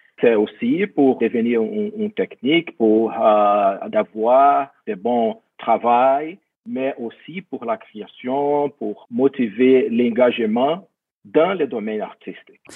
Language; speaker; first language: French; non-native, fluent; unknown